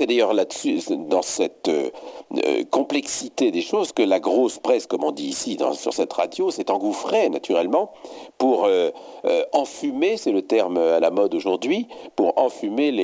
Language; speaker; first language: French; native; French